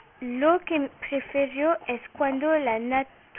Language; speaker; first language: Spanish; non-native, learner; French